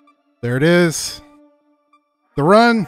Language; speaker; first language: English; native; English